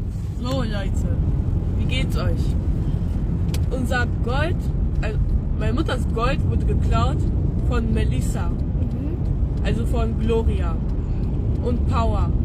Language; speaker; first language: German; early bilingual, other home language; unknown